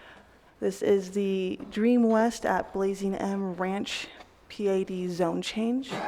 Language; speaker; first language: English; native; English